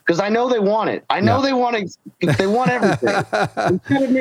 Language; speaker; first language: English; native; English